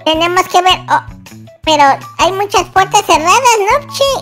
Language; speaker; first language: Spanish; native; Spanish